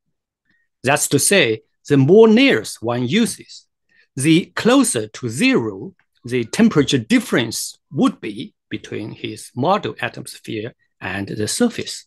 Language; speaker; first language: English; non-native, fluent; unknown